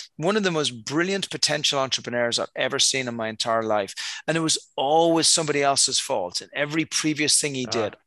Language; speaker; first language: English; native; English